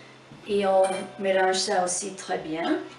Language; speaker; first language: French; non-native, fluent; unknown